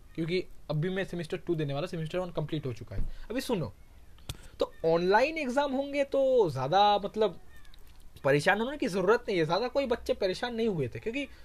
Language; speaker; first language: Hindi; non-native, local second language; Bangla